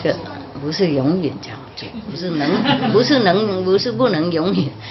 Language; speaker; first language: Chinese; non-native, fluent; Vietnamese